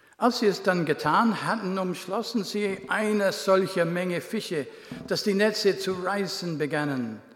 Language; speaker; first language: German; non-native, fluent; English